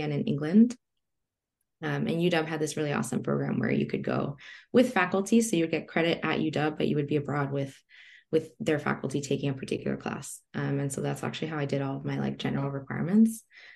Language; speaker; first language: English; early bilingual, other home language; Spanish